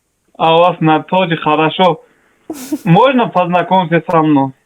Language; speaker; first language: Russian; non-native, learner; Tajik